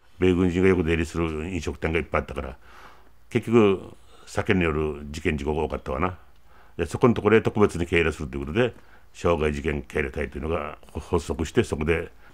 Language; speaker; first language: Japanese; native; Japanese